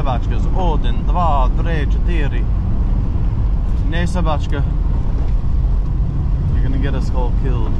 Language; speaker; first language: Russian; non-native, learner; English